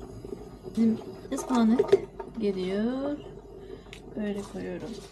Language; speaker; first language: Turkish; non-native, learner; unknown